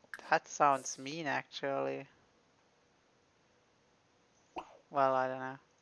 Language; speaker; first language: English; non-native, fluent; German